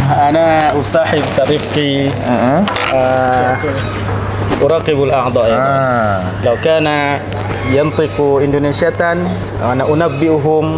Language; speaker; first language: Arabic; non-native, learner; Indonesian